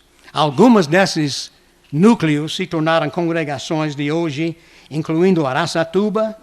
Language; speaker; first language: Portuguese; non-native, fluent; English